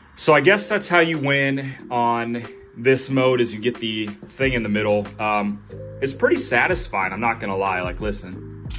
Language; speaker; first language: English; native; English